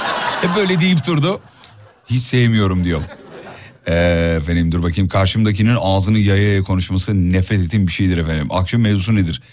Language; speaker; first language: Turkish; native; Turkish